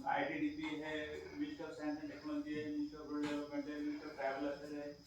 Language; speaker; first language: Hindi; non-native, local second language; Marathi